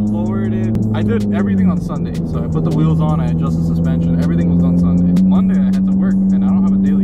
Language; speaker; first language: English; native; English